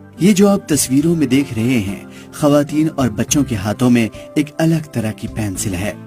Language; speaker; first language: Urdu; native; Urdu